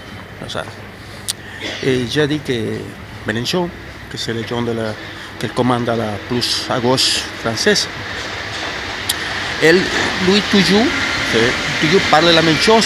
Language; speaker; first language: French; non-native, learner; Spanish